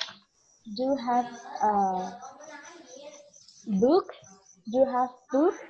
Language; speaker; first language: English; non-native, learner; Vietnamese